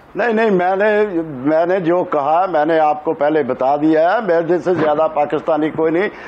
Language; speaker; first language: Urdu; non-native, local second language; Punjabi